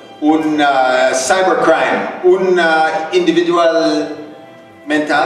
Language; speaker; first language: Spanish; non-native, learner; English